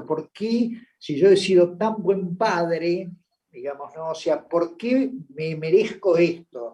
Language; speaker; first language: Spanish; native; Spanish